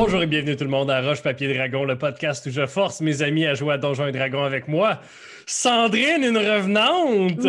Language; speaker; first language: French; native; French